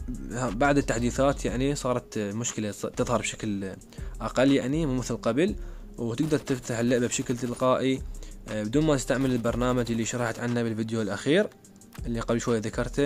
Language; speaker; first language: Arabic; native; Arabic